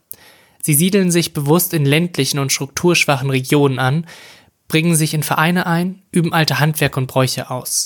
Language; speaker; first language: German; native; German